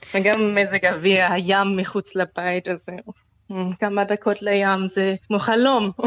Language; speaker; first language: Hebrew; non-native, fluent; German